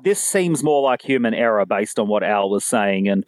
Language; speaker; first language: English; native; English